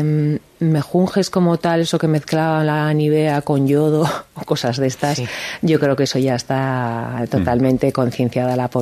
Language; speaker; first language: Spanish; native; Spanish